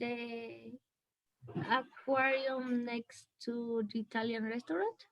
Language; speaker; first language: English; non-native, learner; Spanish